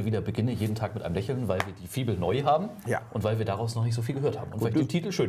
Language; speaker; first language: German; native; German